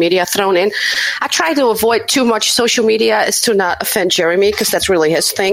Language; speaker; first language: English; non-native, fluent; Dutch